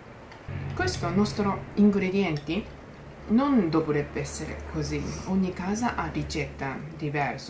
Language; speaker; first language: Italian; non-native, learner; Japanese